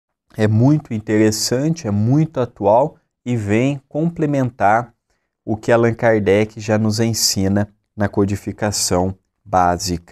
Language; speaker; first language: Portuguese; native; Portuguese